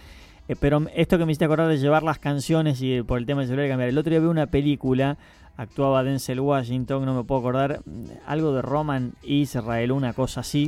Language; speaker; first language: Spanish; native; Spanish